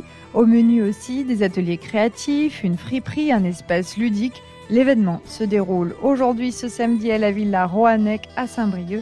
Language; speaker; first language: French; native; French